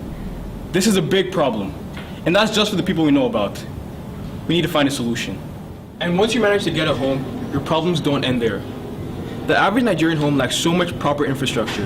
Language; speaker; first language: English; early bilingual, other home language; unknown